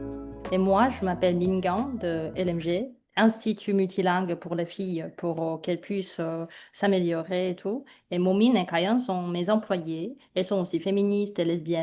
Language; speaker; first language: French; non-native, fluent; Korean